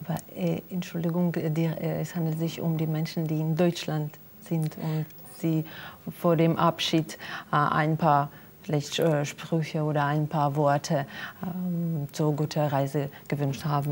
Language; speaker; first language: German; non-native, learner; Russian